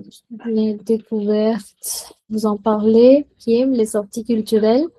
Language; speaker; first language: French; non-native, fluent; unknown